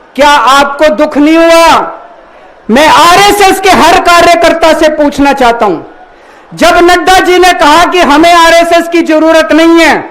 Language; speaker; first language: Hindi; native; Hindi